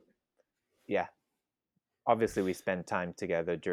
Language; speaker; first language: English; non-native, fluent; Thai